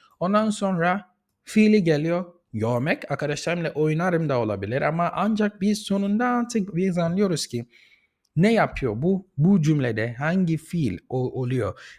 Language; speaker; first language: Turkish; non-native, fluent; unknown